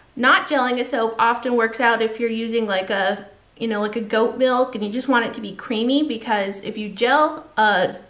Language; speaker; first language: English; native; English